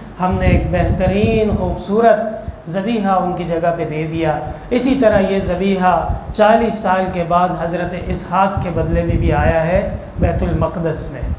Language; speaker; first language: Urdu; non-native, local second language; Pashto